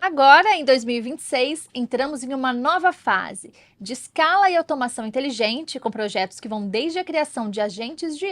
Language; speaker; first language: Portuguese; native; Portuguese